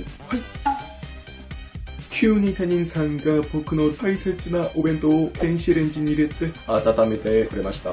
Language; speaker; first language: Japanese; non-native, learner; Korean